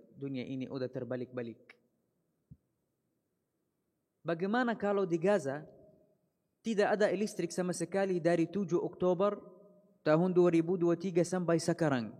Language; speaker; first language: Indonesian; non-native, fluent; Arabic